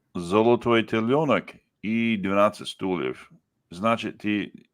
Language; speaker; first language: Russian; non-native, fluent; English